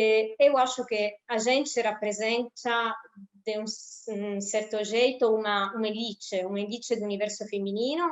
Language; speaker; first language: Portuguese; non-native, fluent; Italian